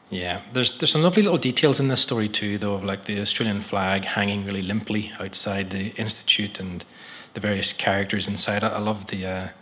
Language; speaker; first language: English; native; English